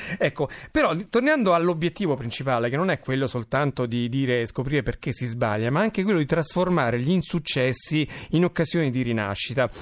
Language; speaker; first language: Italian; native; Italian